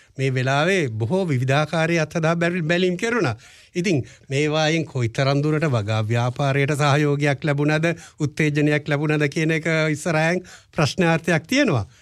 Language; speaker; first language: Sinhala; native; Sinhala